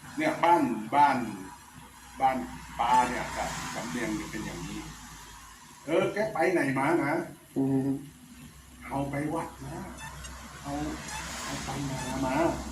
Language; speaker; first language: Thai; native; Thai